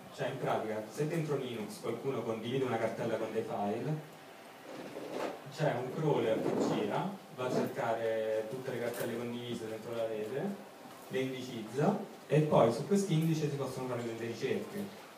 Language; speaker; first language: Italian; native; Italian